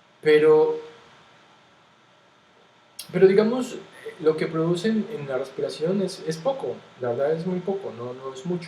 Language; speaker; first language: Spanish; native; Spanish